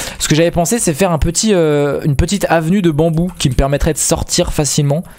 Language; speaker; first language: French; native; French